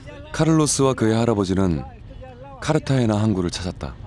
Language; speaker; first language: Korean; native; Korean